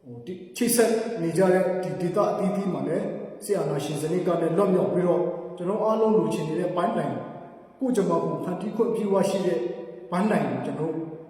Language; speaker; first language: Burmese; non-native, local second language; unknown